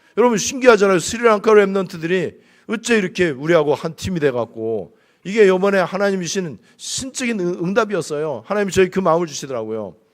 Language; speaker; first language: Korean; native; Korean